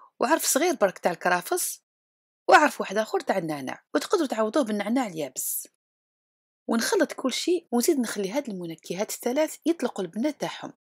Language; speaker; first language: Arabic; native; Arabic